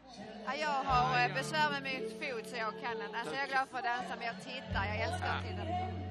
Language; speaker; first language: Swedish; non-native, learner; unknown